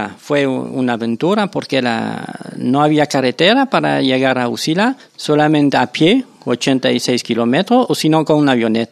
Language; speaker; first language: Spanish; non-native, fluent; French